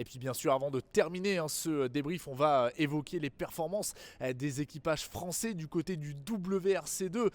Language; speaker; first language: French; native; French